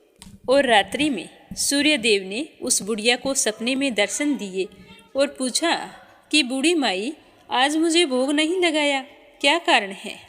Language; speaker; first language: Hindi; native; Hindi